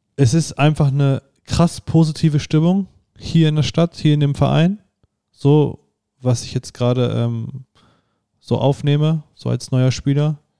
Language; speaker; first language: German; native; German